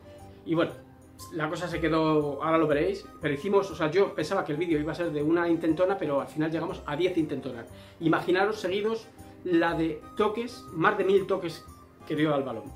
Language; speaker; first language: Spanish; native; Spanish